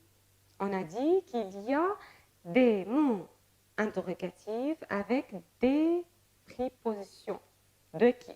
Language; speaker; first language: French; non-native, fluent; Arabic